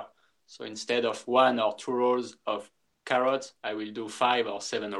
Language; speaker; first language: English; non-native, fluent; French